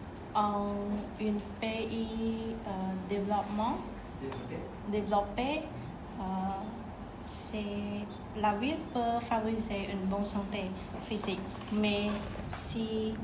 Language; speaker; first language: French; non-native, learner; Khmer